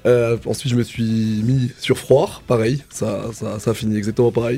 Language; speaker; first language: French; native; French